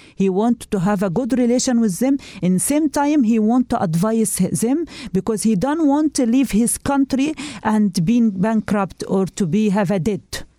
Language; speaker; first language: English; non-native, learner; Arabic